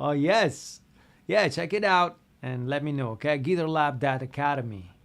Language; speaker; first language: English; non-native, fluent; Italian